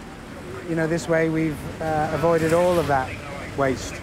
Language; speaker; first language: English; native; English